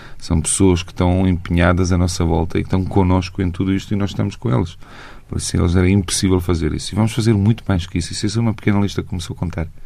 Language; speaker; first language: Portuguese; non-native, fluent; Bosnian